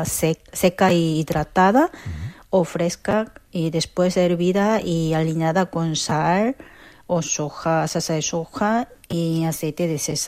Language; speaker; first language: Spanish; non-native, fluent; Korean